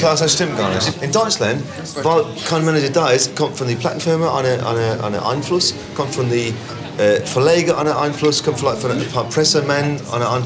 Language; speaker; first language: German; non-native, fluent; English